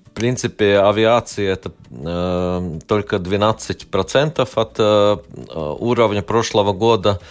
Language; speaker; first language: Russian; non-native, local second language; Latvian